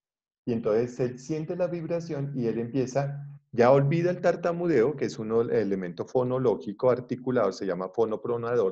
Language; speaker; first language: Spanish; native; Spanish